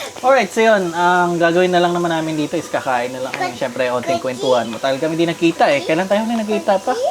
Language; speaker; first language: Filipino; native; Filipino